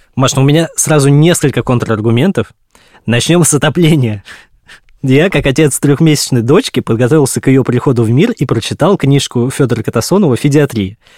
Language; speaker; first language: Russian; native; Russian